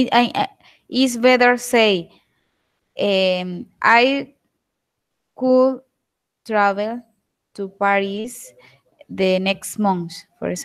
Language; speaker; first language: English; non-native, learner; Spanish